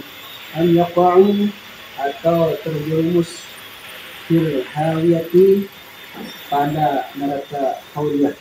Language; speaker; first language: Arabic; non-native, learner; Indonesian